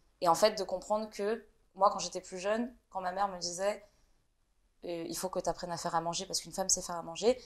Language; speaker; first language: French; early bilingual, other home language; Vietnamese